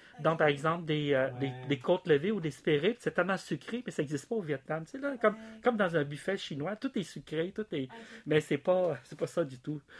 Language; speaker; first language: French; early bilingual, other home language; Vietnamese